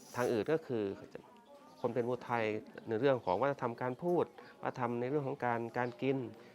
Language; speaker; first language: Thai; native; Thai